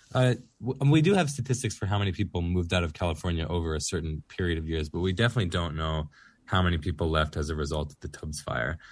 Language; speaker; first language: English; native; English